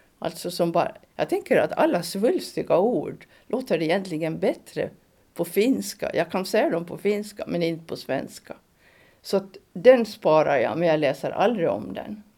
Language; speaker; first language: Swedish; native; Swedish